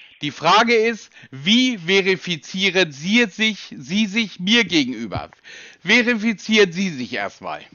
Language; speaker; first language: German; native; German